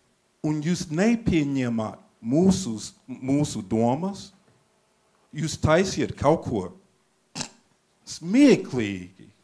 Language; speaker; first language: Latvian; non-native, fluent; English